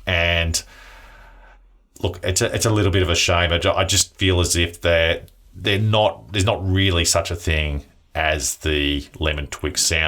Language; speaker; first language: English; native; English